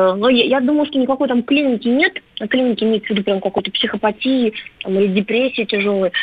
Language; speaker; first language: Russian; native; Russian